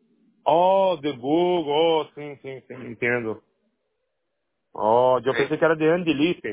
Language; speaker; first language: Spanish; non-native, learner; Portuguese